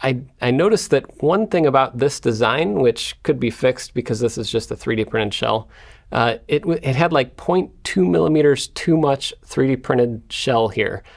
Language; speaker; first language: English; native; English